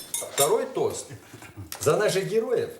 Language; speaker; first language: Russian; native; Russian